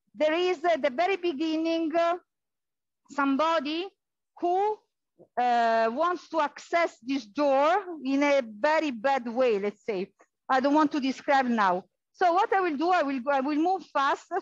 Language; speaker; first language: English; non-native, fluent; Italian